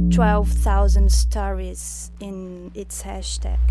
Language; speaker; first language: English; non-native, fluent; Portuguese